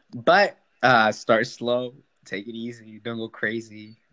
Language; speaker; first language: English; early bilingual, other home language; Spanish